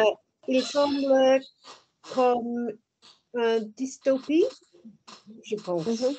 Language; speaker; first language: French; non-native, learner; English